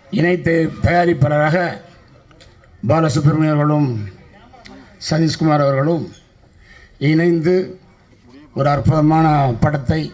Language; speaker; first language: Tamil; native; Tamil